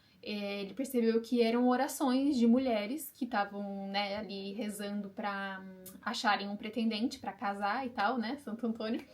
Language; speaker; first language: Portuguese; native; Portuguese